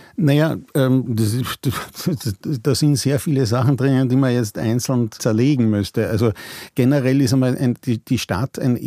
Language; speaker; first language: German; native; German